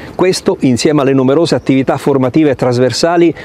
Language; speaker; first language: Italian; native; Italian